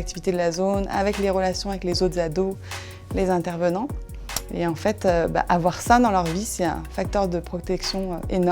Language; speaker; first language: French; native; French